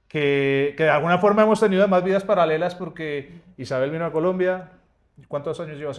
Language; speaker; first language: Spanish; native; Spanish